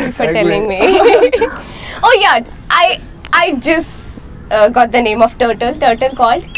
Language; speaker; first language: English; non-native, local second language; Hindi